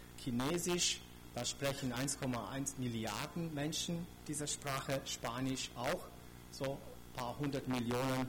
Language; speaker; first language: German; non-native, fluent; Romanian